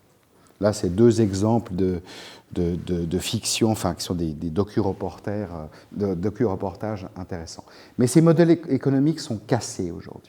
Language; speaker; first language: French; native; French